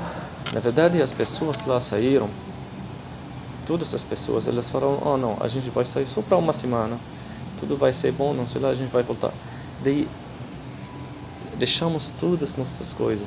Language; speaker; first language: Portuguese; non-native, learner; Arabic